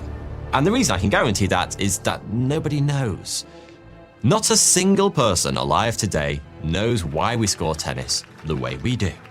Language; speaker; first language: English; native; English